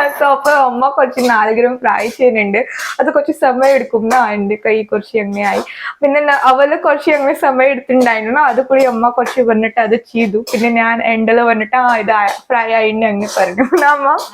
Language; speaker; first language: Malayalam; non-native, learner; Kannada